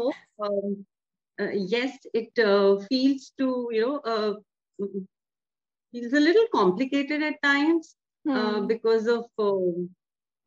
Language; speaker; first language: English; non-native, local second language; Hindi